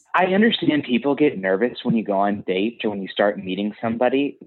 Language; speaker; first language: English; native; English